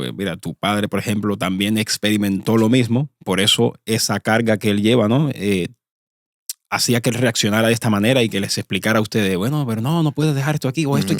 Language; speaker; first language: Spanish; native; Spanish